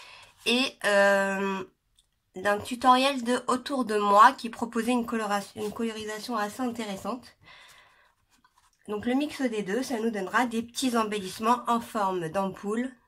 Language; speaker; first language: French; native; French